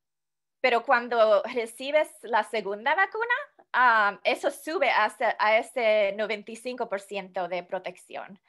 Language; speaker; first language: Spanish; non-native, fluent; English